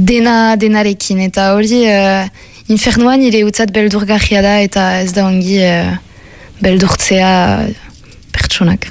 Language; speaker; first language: Basque; non-native, local second language; French